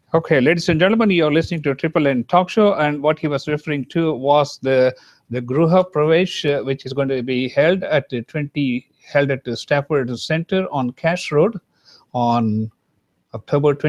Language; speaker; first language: English; non-native, local second language; Kannada